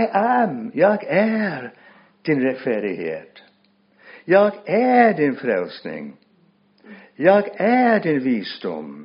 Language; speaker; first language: Swedish; non-native, fluent; English